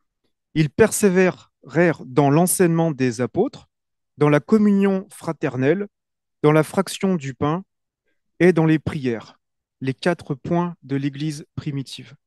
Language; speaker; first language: French; native; French